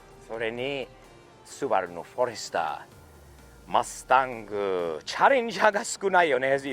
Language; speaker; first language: Japanese; non-native, fluent; English